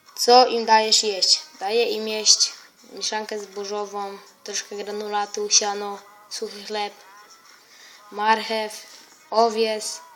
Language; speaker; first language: Polish; native; Polish